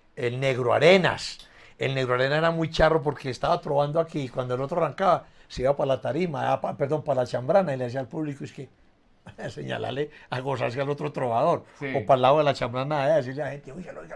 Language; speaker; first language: Spanish; native; Spanish